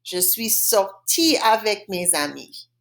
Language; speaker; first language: French; non-native, fluent; English